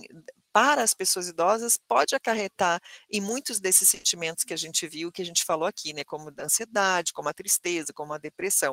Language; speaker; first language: Portuguese; native; Portuguese